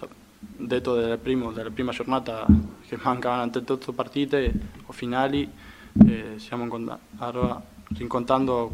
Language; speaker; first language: Italian; non-native, fluent; Spanish